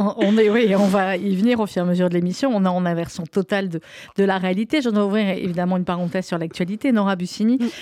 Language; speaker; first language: French; native; French